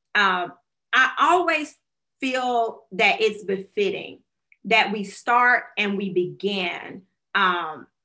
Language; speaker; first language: English; native; English